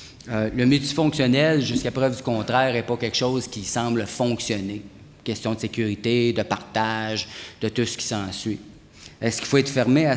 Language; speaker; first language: French; native; French